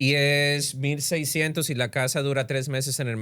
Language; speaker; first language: Spanish; early bilingual, other home language; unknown